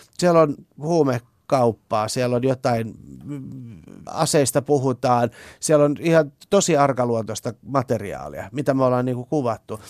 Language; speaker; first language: Finnish; early bilingual, other home language; Persian